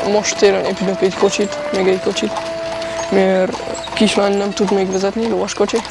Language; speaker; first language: Hungarian; non-native, learner; German